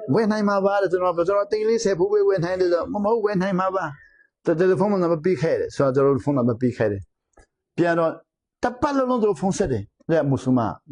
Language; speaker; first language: Burmese; non-native, local second language; Hakha Chin